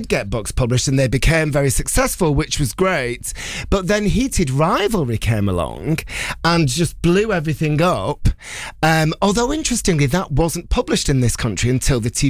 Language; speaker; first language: English; native; English